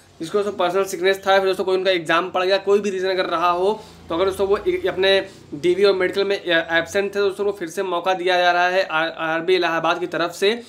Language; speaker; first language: Hindi; native; Hindi